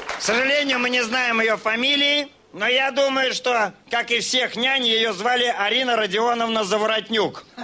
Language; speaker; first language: Russian; native; Russian